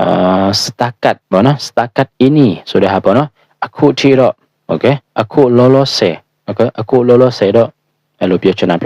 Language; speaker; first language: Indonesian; non-native, fluent; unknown